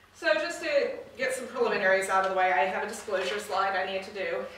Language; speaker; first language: English; native; English